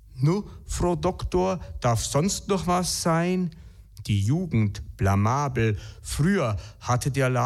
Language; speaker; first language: German; native; German